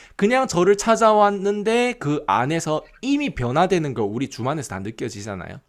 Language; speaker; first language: Korean; native; Korean